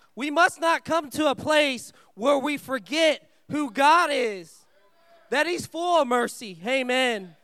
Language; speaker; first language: English; early bilingual, other home language; Vietnamese